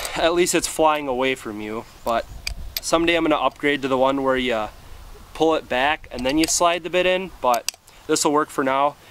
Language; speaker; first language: English; native; English